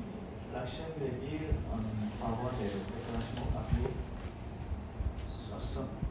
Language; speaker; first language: French; non-native, learner; Khmer